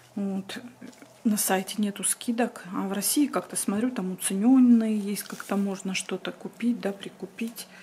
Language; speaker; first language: Russian; native; Russian